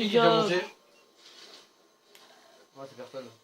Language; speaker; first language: French; native; French